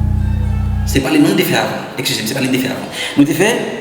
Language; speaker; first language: French; non-native, learner; Haitian Creole